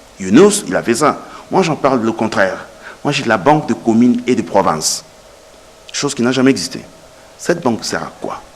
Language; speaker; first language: French; non-native, local second language; Lingala